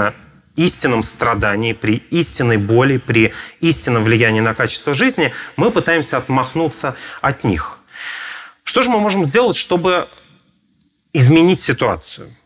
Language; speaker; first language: Russian; native; Russian